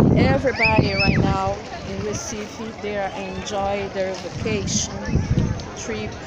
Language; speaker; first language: English; non-native, learner; Portuguese